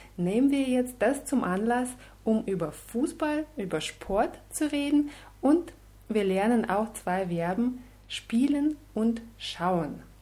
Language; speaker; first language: German; non-native, fluent; Russian